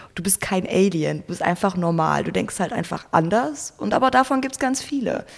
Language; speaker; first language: German; native; German